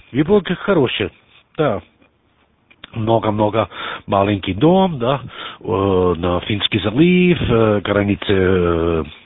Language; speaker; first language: Russian; non-native, learner; German